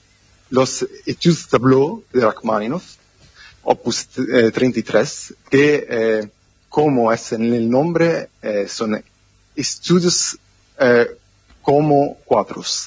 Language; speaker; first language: Spanish; non-native, learner; Italian